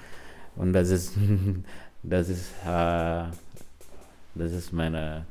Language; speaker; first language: German; non-native, learner; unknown